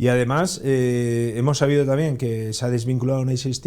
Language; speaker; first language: Spanish; native; Spanish